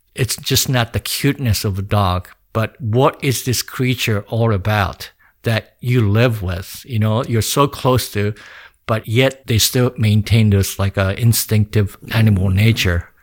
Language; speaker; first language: English; early bilingual, other home language; Japanese